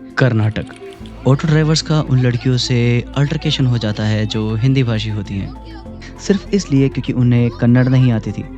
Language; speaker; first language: Hindi; native; Hindi